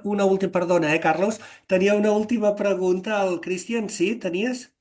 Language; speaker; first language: Catalan; native; Catalan